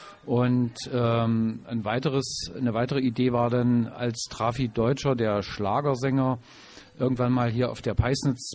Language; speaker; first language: German; native; German